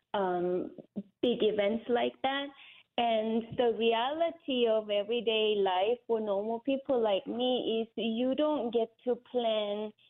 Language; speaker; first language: English; non-native, fluent; Korean